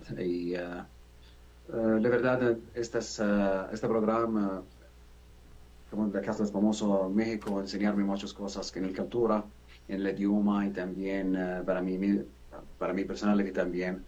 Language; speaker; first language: Spanish; non-native, learner; Arabic